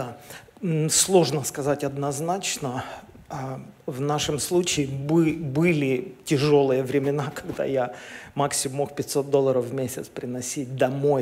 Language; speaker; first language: Russian; native; Russian